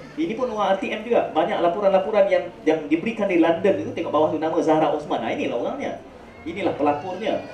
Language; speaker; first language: Malay; native; Malay